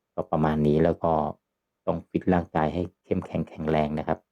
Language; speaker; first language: Thai; native; Thai